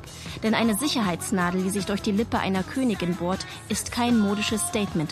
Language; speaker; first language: German; native; German